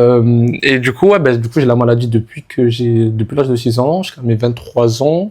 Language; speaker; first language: French; native; French